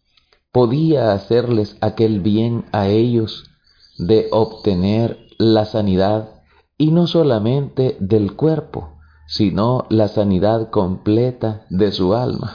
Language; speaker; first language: Spanish; native; Spanish